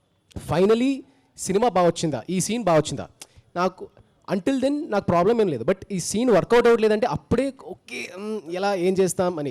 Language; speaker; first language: Telugu; early bilingual, heritage; Telugu